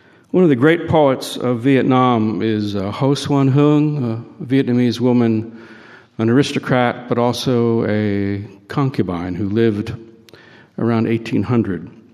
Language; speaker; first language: English; native; English